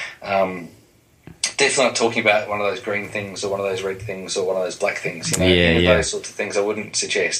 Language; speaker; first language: English; native; English